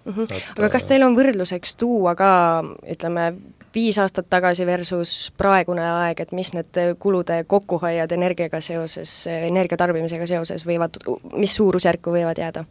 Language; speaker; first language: Estonian; native; Estonian